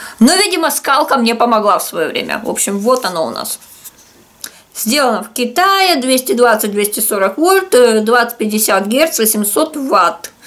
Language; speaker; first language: Russian; native; Russian